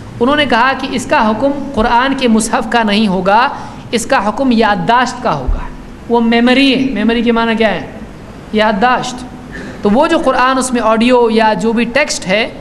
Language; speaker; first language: Urdu; native; Urdu